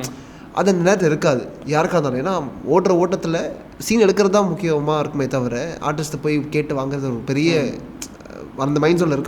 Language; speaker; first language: Tamil; native; Tamil